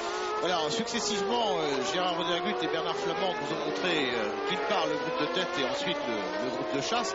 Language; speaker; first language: French; native; French